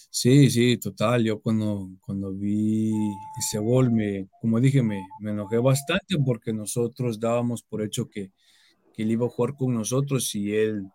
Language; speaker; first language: Spanish; early bilingual, heritage; Spanish